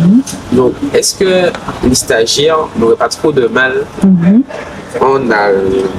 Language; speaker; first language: French; native; French